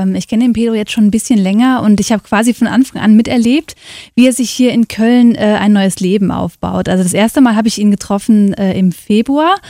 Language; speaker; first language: German; native; German